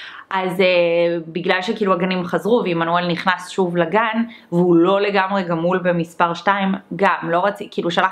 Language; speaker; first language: Hebrew; early bilingual, other home language; English